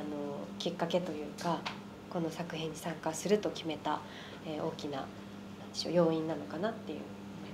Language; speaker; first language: Japanese; native; Japanese